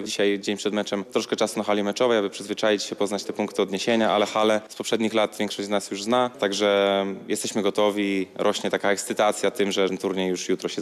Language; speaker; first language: Polish; native; Polish